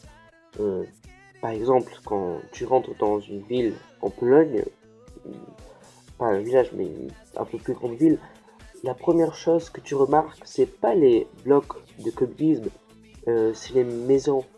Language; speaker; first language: French; early bilingual, heritage; French